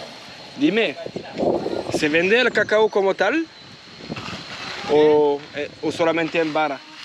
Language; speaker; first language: Spanish; non-native, learner; French